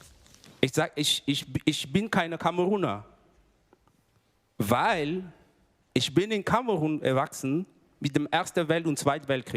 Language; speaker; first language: German; non-native, fluent; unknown